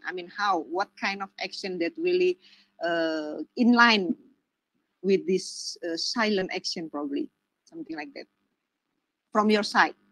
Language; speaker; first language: English; non-native, fluent; Indonesian